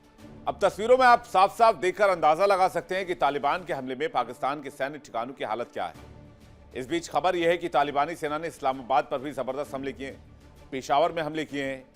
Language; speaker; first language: Hindi; native; Hindi